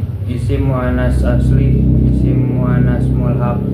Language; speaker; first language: Arabic; non-native, learner; Indonesian